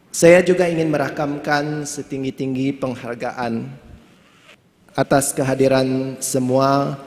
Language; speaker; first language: Malay; non-native, local second language; Iban